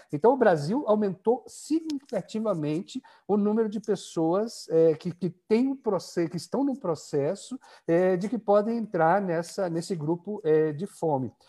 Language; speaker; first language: Portuguese; native; Portuguese